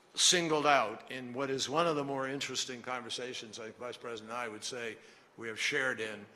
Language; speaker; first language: English; native; English